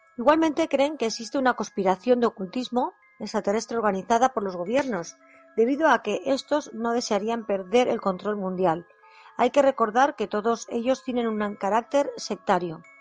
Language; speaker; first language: Spanish; native; Spanish